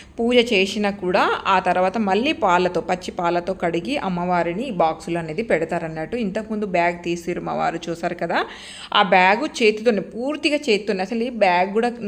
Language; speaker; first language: Telugu; non-native, local second language; Lambadi